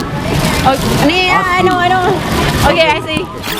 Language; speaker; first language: English; non-native, learner; Thai